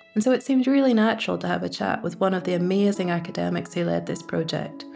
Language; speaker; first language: English; native; English